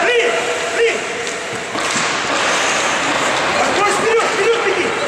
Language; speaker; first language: Russian; native; Russian